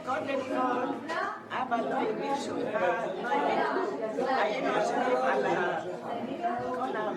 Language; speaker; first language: Hebrew; non-native, fluent; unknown